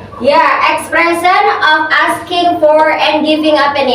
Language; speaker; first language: English; non-native, learner; Indonesian